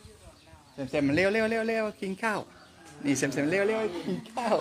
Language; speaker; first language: Thai; non-native, learner; French